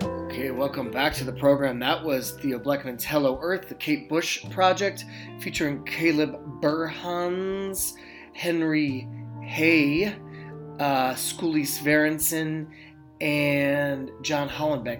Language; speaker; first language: English; native; English